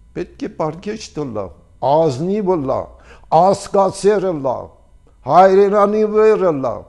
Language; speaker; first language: Armenian; early bilingual, heritage; Armenian